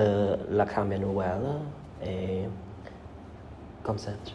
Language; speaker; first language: French; non-native, learner; Khmer